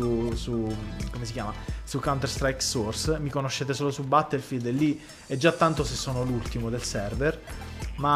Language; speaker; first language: Italian; native; Italian